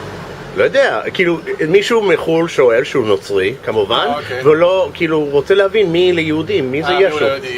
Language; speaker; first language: Hebrew; non-native, fluent; English